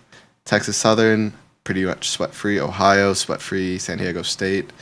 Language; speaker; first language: English; native; English